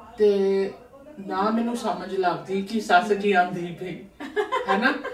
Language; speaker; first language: Punjabi; non-native, learner; Samoan